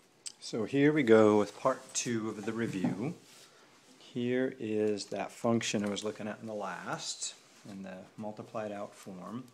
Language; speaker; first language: English; native; English